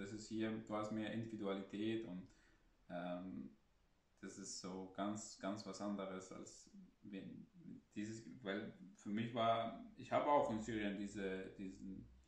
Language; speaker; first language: German; non-native, fluent; Arabic